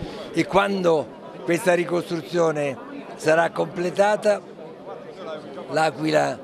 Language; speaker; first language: Italian; native; Italian